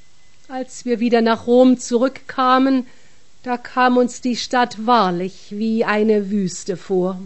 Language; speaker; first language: German; native; German